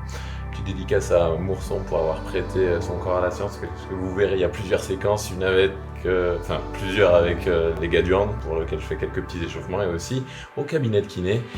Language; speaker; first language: French; native; French